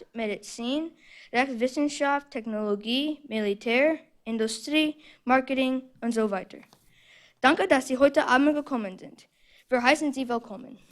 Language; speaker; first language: German; non-native, learner; English